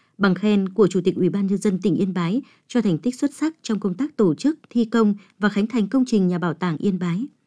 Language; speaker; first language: Vietnamese; native; Vietnamese